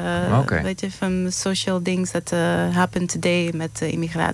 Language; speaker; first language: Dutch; non-native, learner; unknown